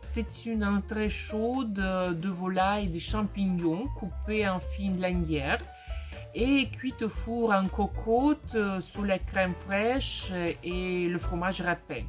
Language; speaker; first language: French; non-native, fluent; Russian